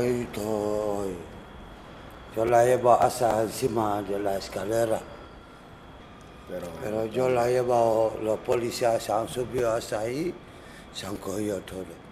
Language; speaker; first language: Spanish; non-native, learner; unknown